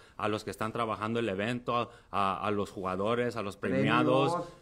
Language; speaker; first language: Spanish; early bilingual, heritage; Spanish